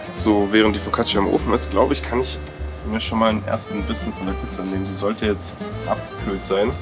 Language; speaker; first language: German; native; German